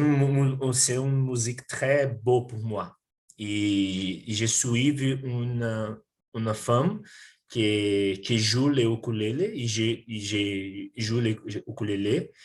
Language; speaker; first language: French; non-native, learner; Portuguese